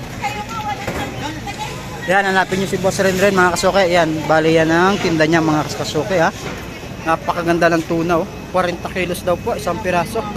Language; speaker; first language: Filipino; non-native, local second language; Bikol